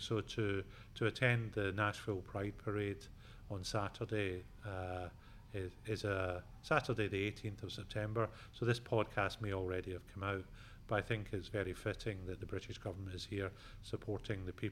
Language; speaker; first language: English; native; English